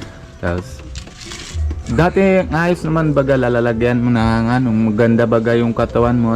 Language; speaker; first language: Filipino; non-native, learner; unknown